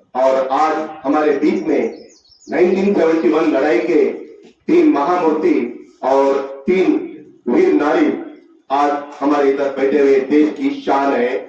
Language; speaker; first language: Hindi; non-native, local second language; Marathi